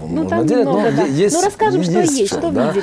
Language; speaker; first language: Russian; native; Russian